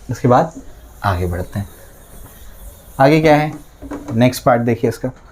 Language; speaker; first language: Hindi; native; Hindi